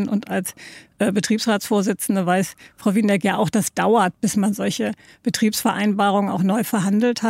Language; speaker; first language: German; native; German